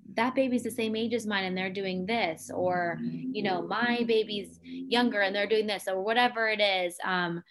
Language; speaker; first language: English; native; English